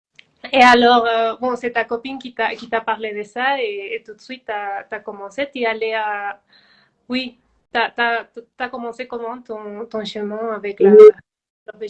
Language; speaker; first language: French; non-native, fluent; Spanish